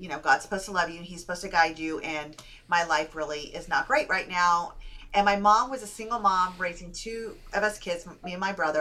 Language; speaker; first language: English; native; English